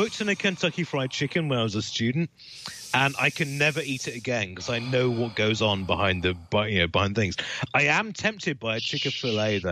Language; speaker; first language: English; native; English